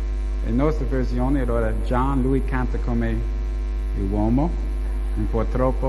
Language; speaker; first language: Italian; non-native, learner; English